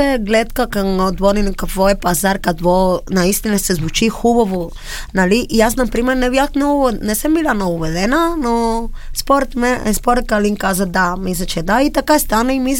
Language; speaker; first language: Bulgarian; non-native, learner; Spanish